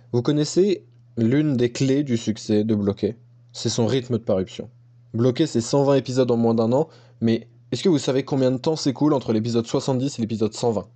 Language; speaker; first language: French; native; French